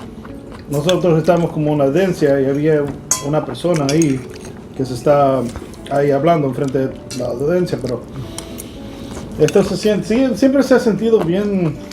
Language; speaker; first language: Spanish; early bilingual, heritage; English